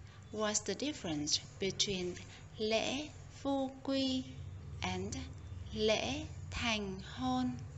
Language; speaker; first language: English; non-native, fluent; Vietnamese